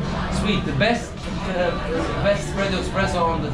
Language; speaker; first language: English; non-native, learner; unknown